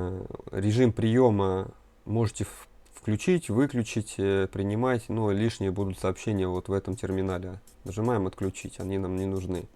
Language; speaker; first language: Russian; native; Russian